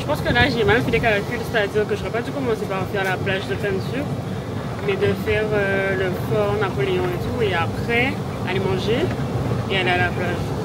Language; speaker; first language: French; native; French